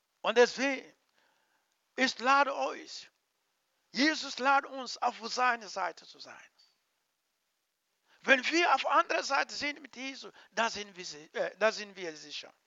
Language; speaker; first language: German; non-native, learner; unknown